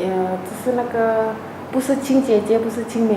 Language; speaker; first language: Chinese; non-native, fluent; Indonesian